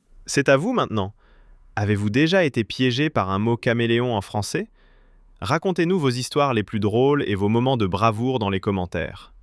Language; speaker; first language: French; native; French